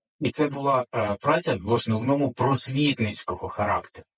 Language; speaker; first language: Ukrainian; native; Ukrainian